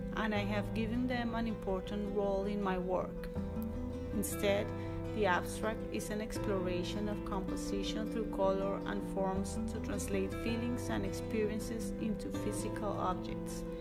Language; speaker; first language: English; non-native, fluent; Spanish